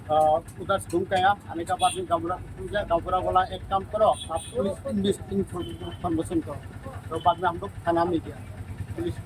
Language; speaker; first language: Hindi; non-native, local second language; Khasi